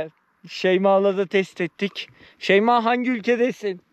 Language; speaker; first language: Turkish; native; Turkish